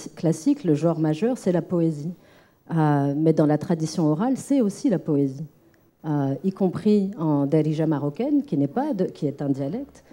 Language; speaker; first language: French; non-native, local second language; Arabic